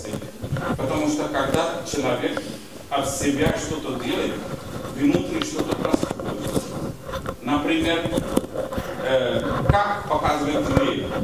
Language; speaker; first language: Russian; non-native, learner; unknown